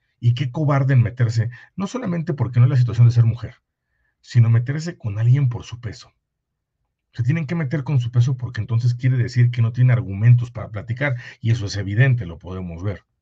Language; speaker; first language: Spanish; native; Spanish